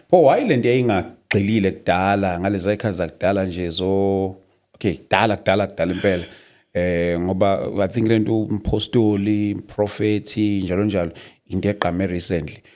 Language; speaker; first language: Zulu; native; Zulu